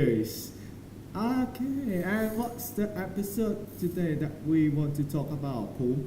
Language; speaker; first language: English; non-native, learner; Thai